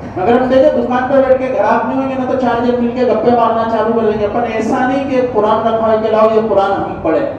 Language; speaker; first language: Urdu; native; Urdu